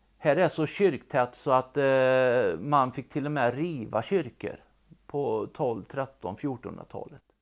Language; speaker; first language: Swedish; native; Swedish